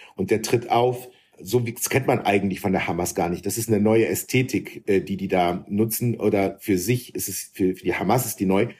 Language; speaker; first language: German; early bilingual, other home language; Arabic